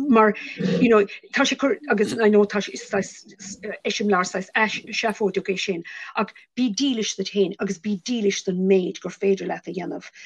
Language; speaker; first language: Irish; non-native, local second language; English